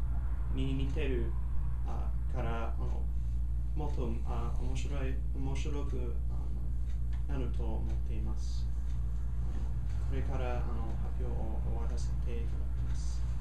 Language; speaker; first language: Japanese; non-native, learner; English